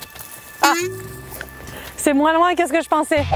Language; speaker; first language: French; native; French